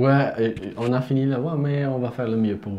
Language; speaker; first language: French; non-native, fluent; Italian